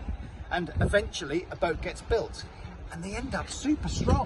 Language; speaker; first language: English; native; English